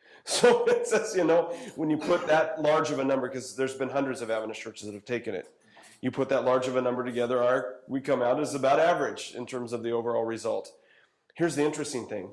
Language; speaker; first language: English; native; English